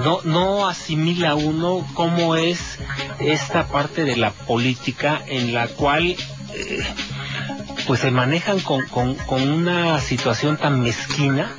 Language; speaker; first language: Spanish; native; Spanish